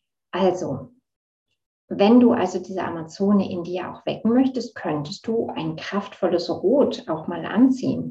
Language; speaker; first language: German; native; German